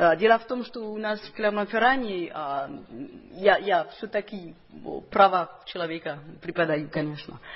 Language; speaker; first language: Russian; non-native, fluent; French